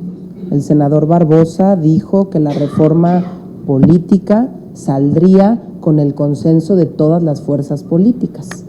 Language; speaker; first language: Spanish; native; Spanish